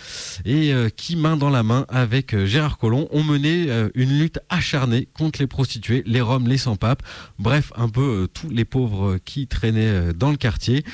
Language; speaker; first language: French; native; French